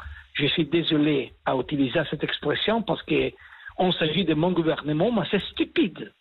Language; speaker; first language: French; non-native, fluent; Italian